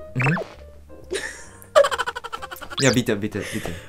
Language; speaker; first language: German; non-native, learner; Japanese